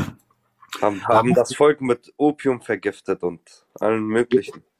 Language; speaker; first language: German; native; German